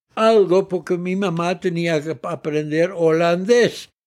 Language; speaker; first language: Spanish; early bilingual, heritage; Dutch